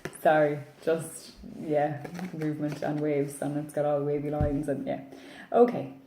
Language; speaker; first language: English; native; English